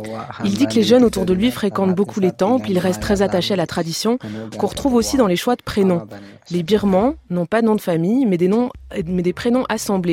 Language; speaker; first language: French; native; French